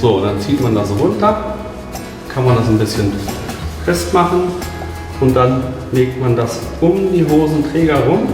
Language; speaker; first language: German; native; German